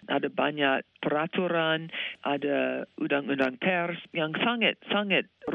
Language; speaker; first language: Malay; non-native, fluent; English